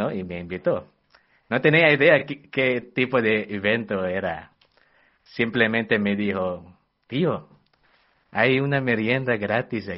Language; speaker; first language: Spanish; non-native, fluent; Filipino